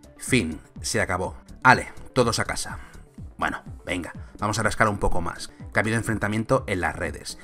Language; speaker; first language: Spanish; native; Spanish